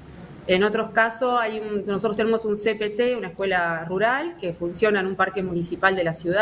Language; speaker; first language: Spanish; native; Spanish